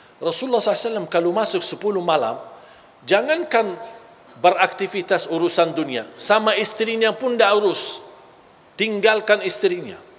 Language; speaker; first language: Malay; non-native, fluent; Arabic